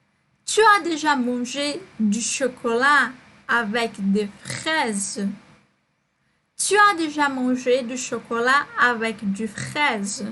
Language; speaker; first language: French; non-native, fluent; Portuguese